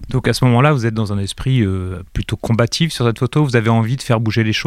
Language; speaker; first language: French; native; French